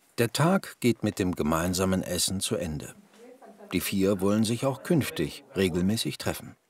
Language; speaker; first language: German; native; German